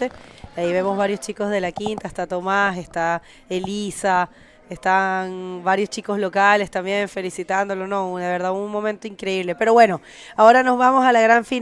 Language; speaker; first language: Spanish; native; Spanish